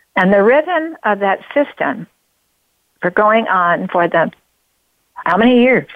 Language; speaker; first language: English; native; English